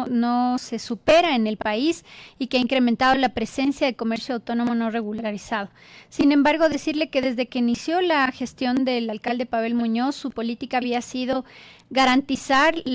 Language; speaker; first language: Spanish; native; Spanish